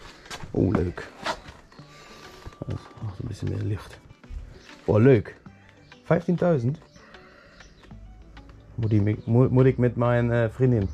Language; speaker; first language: Dutch; non-native, learner; German